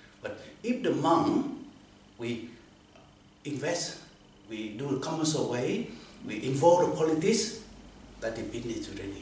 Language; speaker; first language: English; non-native, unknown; Vietnamese